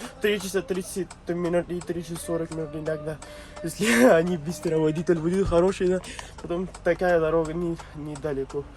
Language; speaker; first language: Russian; non-native, learner; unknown